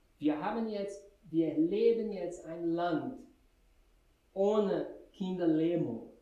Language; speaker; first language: German; non-native, fluent; Portuguese